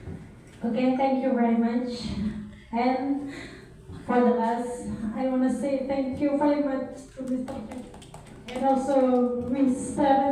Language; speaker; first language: English; non-native, learner; Indonesian